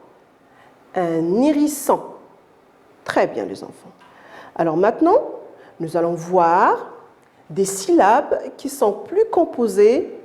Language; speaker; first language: French; non-native, local second language; Arabic